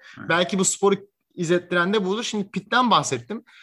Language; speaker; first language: Turkish; native; Turkish